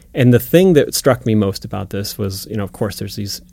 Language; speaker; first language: English; native; English